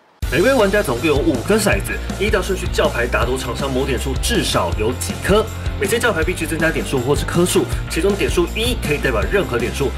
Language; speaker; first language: Chinese; native; Chinese